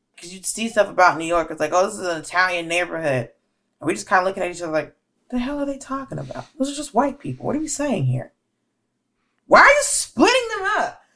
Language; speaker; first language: English; native; English